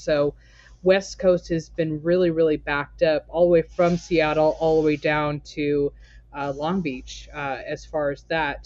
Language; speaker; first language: English; native; English